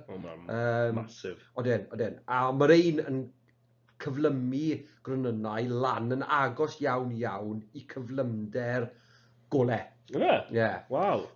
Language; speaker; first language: Welsh; native; Welsh